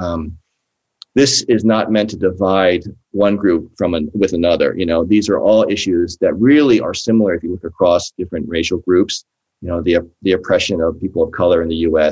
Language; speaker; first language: English; native; English